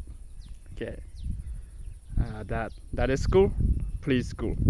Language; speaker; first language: English; non-native, learner; Hmong